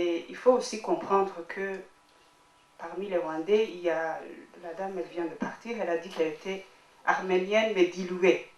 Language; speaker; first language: French; non-native, local second language; Kinyarwanda